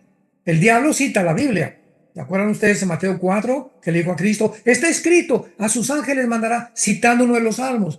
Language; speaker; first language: Spanish; native; Spanish